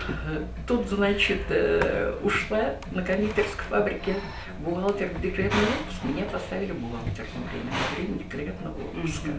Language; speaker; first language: Russian; native; Russian